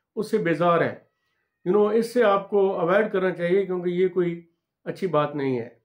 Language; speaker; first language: Urdu; non-native, local second language; Punjabi